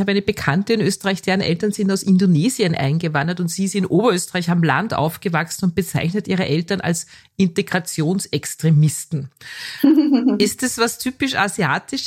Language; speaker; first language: German; native; German